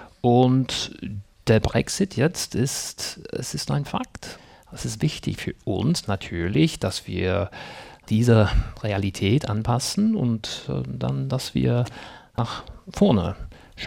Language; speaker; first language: German; non-native, fluent; English